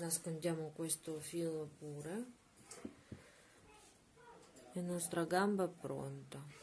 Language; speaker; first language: Italian; non-native, learner; Russian